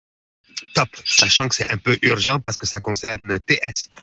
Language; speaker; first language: French; native; French